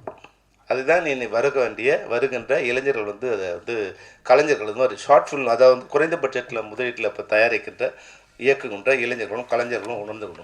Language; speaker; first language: Tamil; native; Tamil